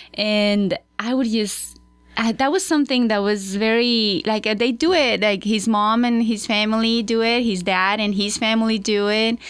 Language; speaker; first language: English; non-native, fluent; Spanish